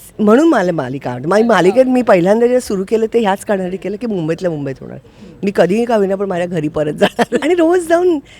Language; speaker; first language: Marathi; native; Marathi